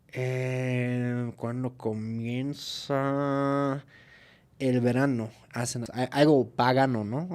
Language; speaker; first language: Spanish; non-native, fluent; German